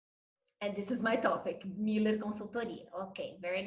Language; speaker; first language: English; non-native, fluent; Portuguese